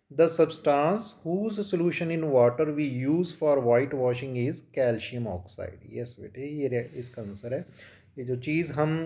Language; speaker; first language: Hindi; non-native, local second language; Punjabi